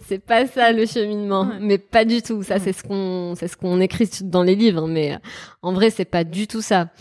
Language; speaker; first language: French; non-native, local second language; Arabic